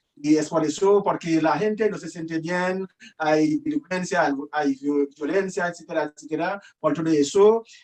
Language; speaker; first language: Spanish; non-native, learner; Haitian Creole